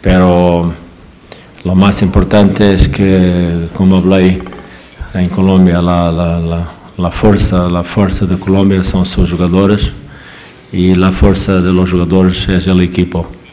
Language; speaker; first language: Spanish; non-native, fluent; Portuguese